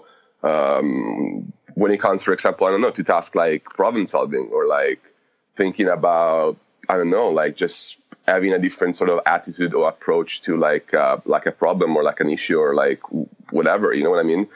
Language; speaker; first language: English; non-native, fluent; Italian